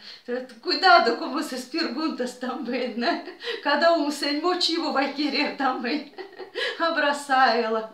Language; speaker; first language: Portuguese; non-native, fluent; Russian